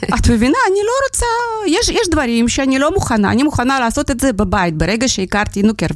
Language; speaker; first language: Hebrew; non-native, fluent; Russian